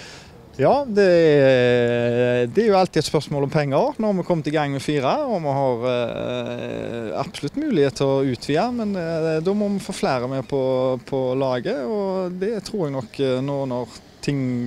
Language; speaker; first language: Norwegian; native; Norwegian